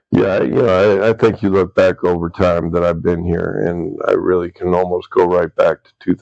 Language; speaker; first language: English; native; English